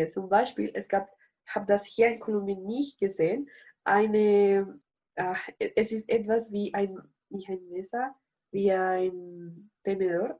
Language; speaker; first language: German; non-native, learner; Spanish